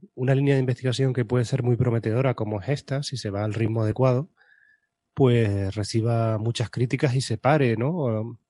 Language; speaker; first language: Spanish; native; Spanish